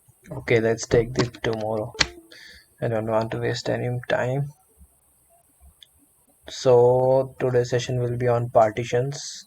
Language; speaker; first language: English; non-native, local second language; Hindi